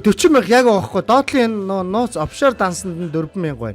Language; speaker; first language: Mongolian; native; Mongolian